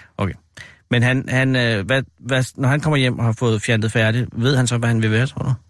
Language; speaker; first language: Danish; native; Danish